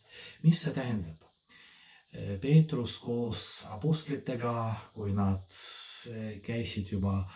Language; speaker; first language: Estonian; non-native, fluent; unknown